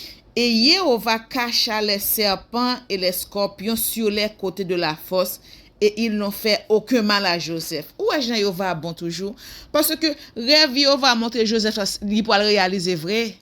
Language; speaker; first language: French; non-native, local second language; Haitian Creole